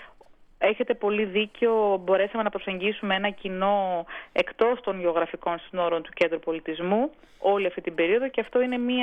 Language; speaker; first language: Greek; native; Greek